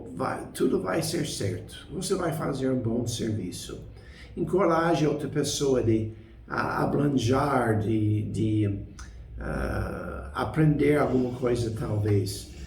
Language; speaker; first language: Portuguese; non-native, fluent; English